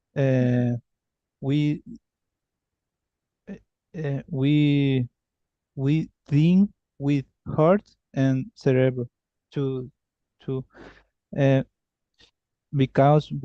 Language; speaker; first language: English; non-native, learner; Spanish